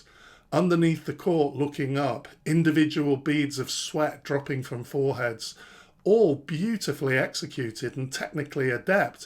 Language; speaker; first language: English; native; English